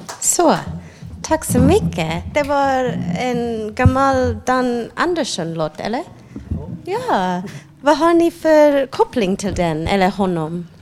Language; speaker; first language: Swedish; non-native, fluent; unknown